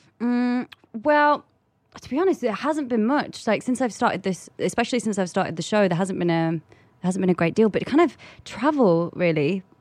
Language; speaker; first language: English; native; English